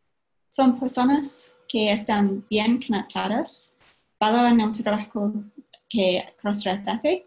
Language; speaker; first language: Spanish; non-native, fluent; English